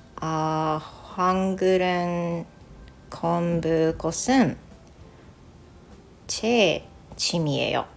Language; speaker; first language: Korean; non-native, learner; Japanese